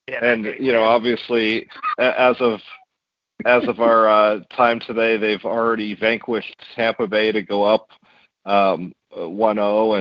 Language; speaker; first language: English; native; English